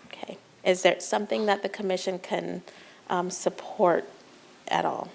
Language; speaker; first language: English; native; English